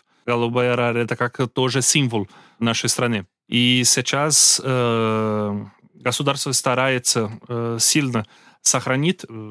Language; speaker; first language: Russian; non-native, learner; Portuguese